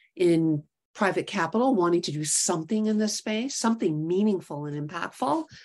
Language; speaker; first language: English; native; English